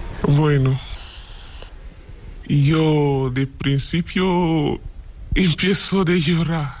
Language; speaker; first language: Spanish; non-native, learner; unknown